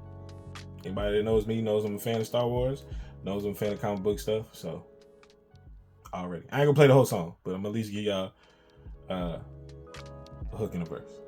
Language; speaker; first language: English; native; English